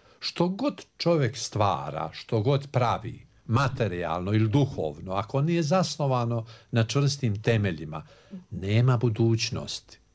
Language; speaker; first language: Serbian; native; Serbian